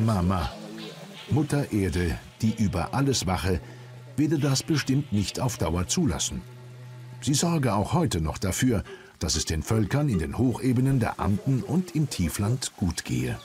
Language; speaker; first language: German; native; German